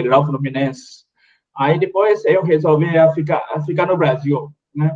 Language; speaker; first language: Portuguese; non-native, fluent; Chinese